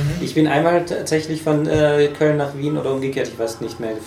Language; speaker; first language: German; native; German